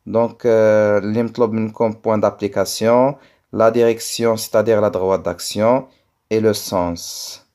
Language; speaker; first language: French; non-native, local second language; Arabic